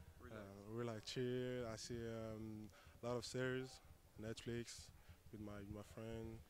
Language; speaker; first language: English; non-native, learner; French